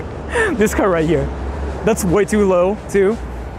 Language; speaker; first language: English; native; English